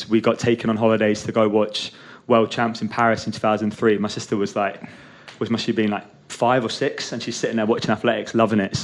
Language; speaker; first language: English; native; English